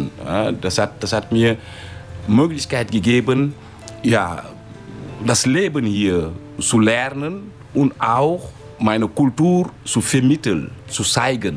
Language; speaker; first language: German; non-native, local second language; Wolof